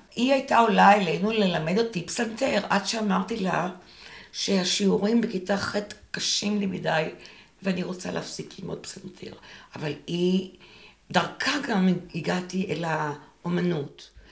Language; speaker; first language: Hebrew; non-native, local second language; French